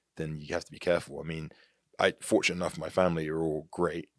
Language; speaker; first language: English; native; English